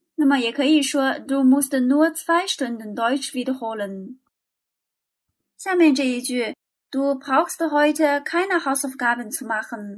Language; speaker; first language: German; non-native, fluent; Chinese